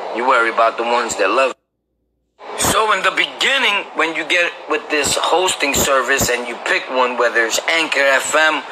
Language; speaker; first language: English; early bilingual, other home language; Spanish